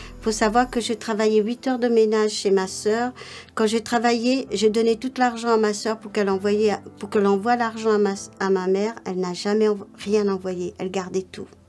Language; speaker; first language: French; non-native, local second language; Morisyen